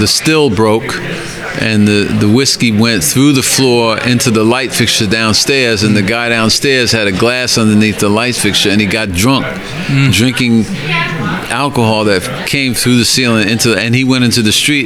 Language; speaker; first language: English; native; English